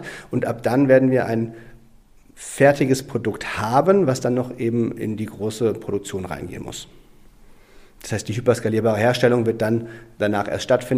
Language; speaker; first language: German; native; German